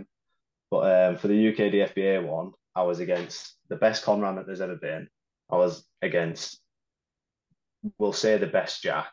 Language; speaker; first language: English; native; English